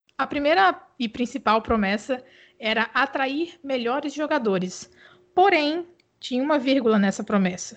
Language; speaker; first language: Portuguese; native; Portuguese